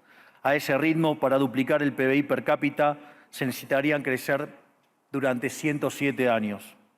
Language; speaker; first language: Spanish; native; Spanish